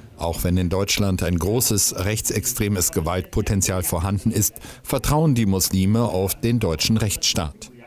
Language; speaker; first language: German; native; German